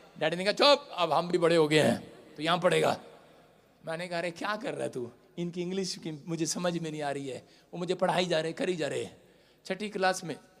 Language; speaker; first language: Hindi; non-native, local second language; Punjabi